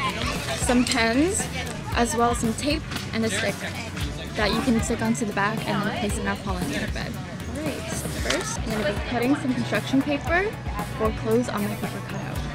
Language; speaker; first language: English; native; English